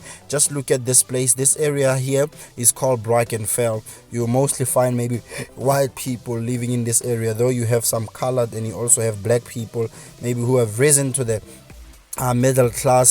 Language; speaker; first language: English; non-native, local second language; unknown